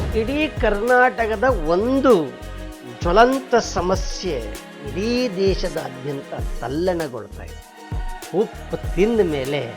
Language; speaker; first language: Kannada; native; Kannada